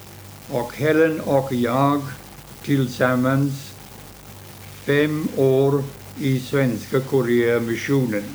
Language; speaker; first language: Swedish; early bilingual, heritage; Swedish